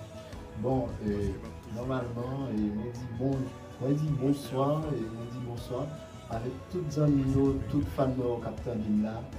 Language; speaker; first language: French; non-native, local second language; Haitian Creole